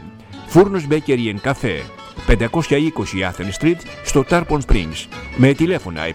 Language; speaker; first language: Greek; native; Greek